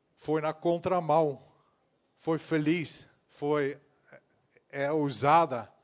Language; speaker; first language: Portuguese; non-native, fluent; Dutch